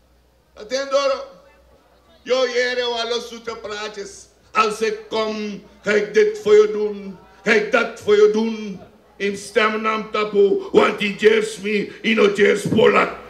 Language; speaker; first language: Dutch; non-native, local second language; Sranan Tongo